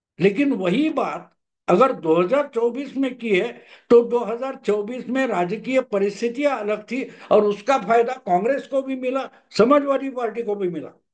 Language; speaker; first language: Hindi; non-native, local second language; Marathi